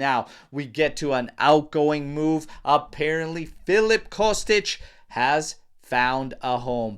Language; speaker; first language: English; native; English